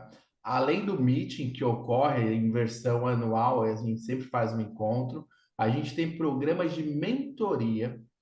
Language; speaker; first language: Portuguese; native; Portuguese